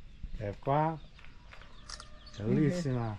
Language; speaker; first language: Italian; non-native, learner; Vietnamese